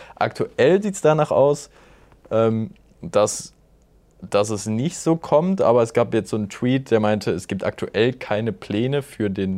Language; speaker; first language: German; native; German